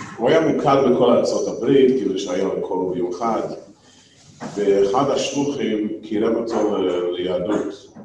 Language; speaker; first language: Hebrew; non-native, fluent; English